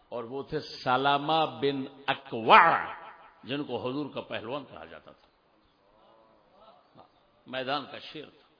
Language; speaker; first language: Urdu; native; Urdu